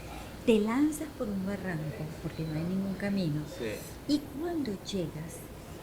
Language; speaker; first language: Spanish; native; Spanish